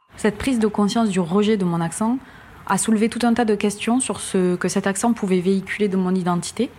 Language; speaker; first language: French; native; French